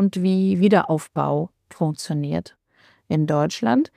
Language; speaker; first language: German; native; German